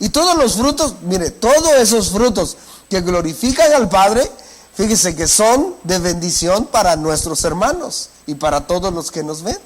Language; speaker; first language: Spanish; native; Spanish